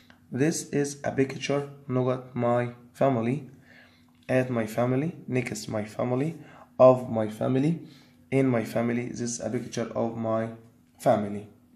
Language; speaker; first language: English; non-native, fluent; Arabic